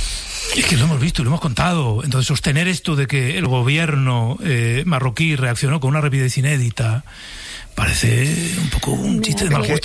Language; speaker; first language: Spanish; native; Spanish